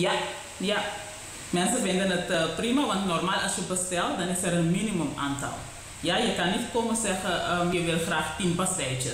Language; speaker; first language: Dutch; non-native, local second language; Papiamento